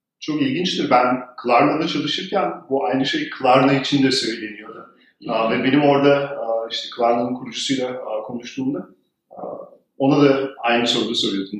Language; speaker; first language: Turkish; early bilingual, heritage; Turkish